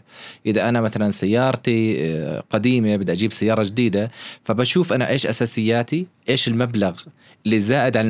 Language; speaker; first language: Arabic; native; Arabic